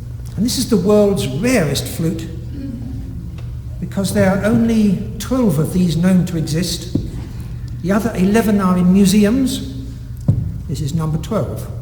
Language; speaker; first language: English; native; English